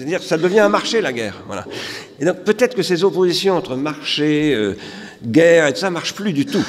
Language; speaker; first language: French; native; French